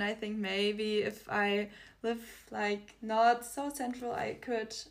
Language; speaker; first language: English; non-native, fluent; German